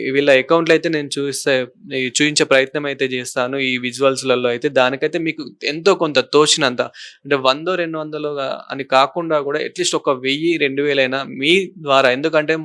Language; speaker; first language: Telugu; native; Telugu